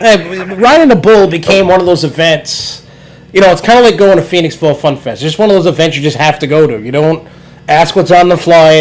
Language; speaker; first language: English; native; English